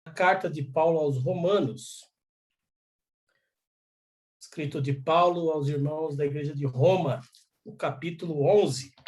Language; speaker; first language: Portuguese; native; Portuguese